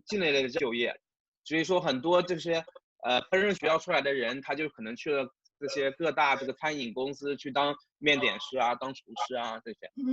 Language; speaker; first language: Chinese; native; Chinese